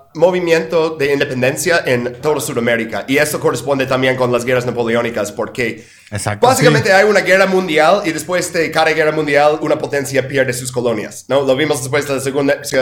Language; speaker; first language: Spanish; non-native, fluent; English